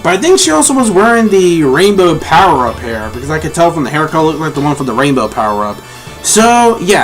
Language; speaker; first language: English; native; English